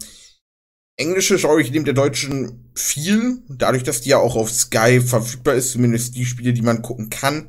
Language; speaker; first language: German; native; German